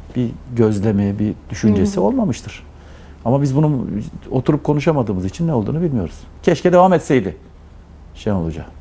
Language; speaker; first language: Turkish; native; Turkish